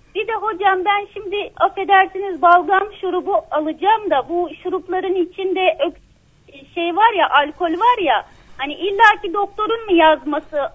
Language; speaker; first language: Turkish; native; Turkish